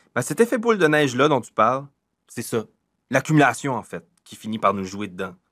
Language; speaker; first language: French; native; French